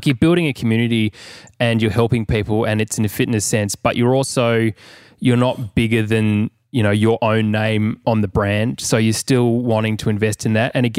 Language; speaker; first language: English; native; English